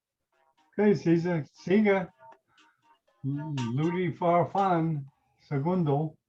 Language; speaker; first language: Spanish; non-native, learner; English